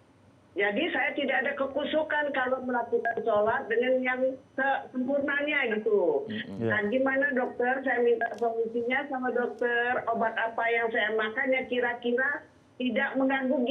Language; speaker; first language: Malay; non-native, local second language; Sundanese